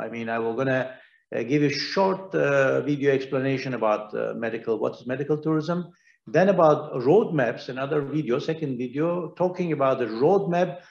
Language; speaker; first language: English; non-native, fluent; Turkish